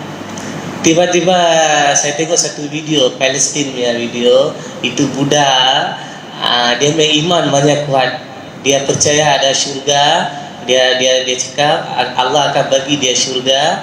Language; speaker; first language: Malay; non-native, local second language; Tamil